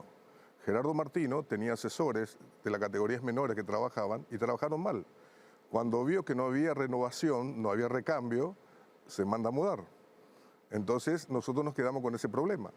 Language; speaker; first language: Spanish; native; Spanish